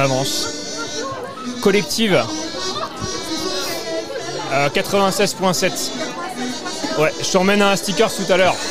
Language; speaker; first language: French; native; French